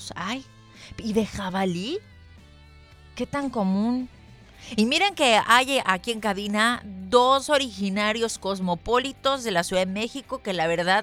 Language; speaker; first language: Spanish; native; Spanish